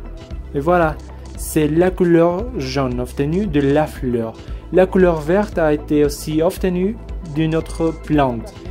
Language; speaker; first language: French; non-native, fluent; Spanish